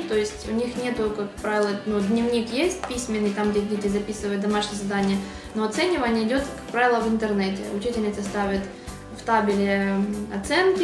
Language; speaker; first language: Russian; native; Russian